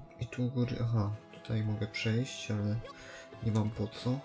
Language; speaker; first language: Polish; native; Polish